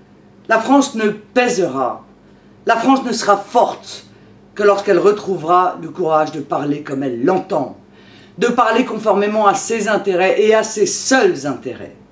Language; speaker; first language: French; native; French